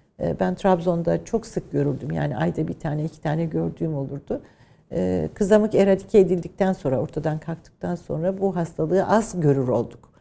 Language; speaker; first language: Turkish; native; Turkish